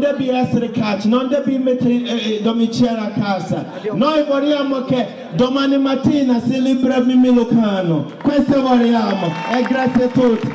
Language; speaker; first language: Italian; non-native, learner; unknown